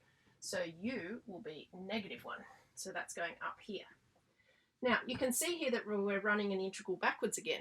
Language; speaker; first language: English; native; English